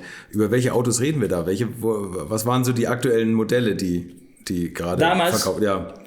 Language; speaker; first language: German; native; German